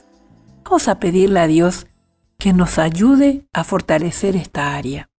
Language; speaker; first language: Spanish; native; Spanish